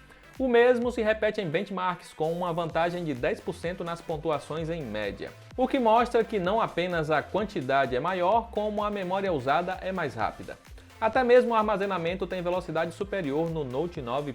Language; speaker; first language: Portuguese; native; Portuguese